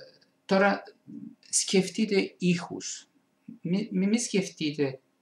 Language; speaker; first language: Greek; non-native, fluent; Italian